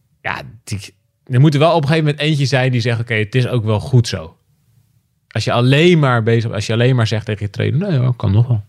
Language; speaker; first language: Dutch; native; Dutch